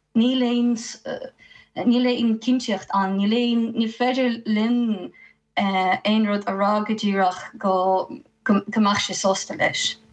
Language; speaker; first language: Irish; non-native, fluent; Ukrainian